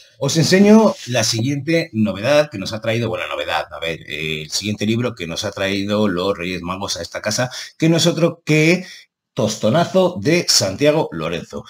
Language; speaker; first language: Spanish; native; Spanish